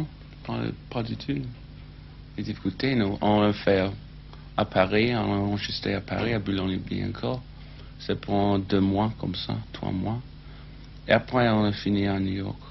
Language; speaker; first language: French; non-native, learner; English